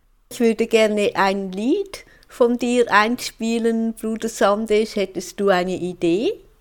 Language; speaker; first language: German; native; German